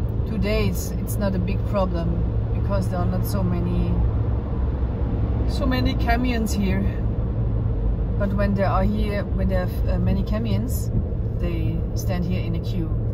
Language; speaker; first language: English; non-native, fluent; German